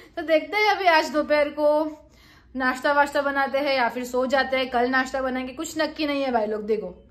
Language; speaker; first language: Hindi; non-native, local second language; Gujarati